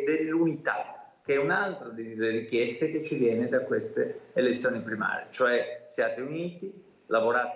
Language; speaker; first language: Italian; native; Italian